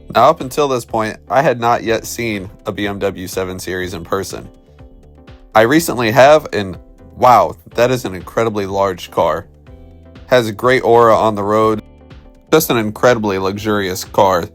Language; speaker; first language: English; native; English